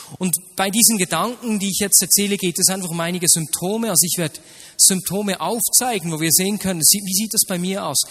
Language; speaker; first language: German; native; German